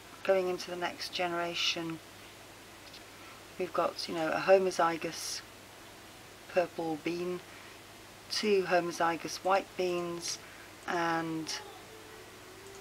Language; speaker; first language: English; native; English